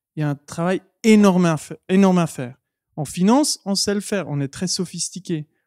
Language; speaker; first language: French; native; French